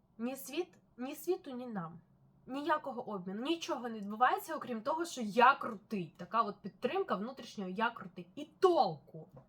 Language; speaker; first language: Ukrainian; non-native, local second language; Russian